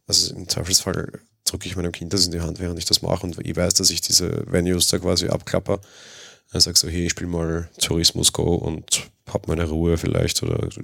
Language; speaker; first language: German; native; German